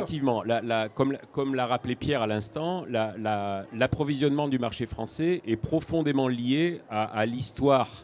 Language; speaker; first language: French; native; French